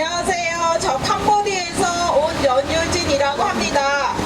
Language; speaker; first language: Korean; non-native, fluent; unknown